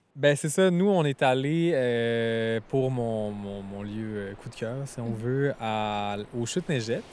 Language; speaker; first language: French; native; French